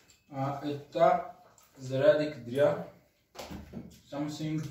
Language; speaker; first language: Russian; non-native, learner; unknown